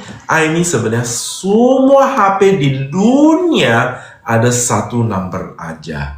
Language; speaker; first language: Indonesian; non-native, fluent; English